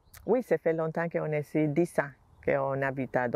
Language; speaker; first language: French; non-native, learner; Spanish